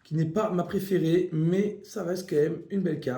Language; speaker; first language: French; native; French